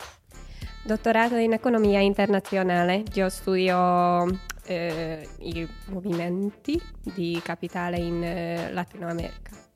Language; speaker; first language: Italian; non-native, learner; Hungarian